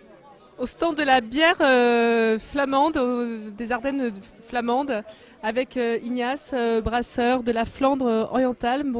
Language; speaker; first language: French; native; French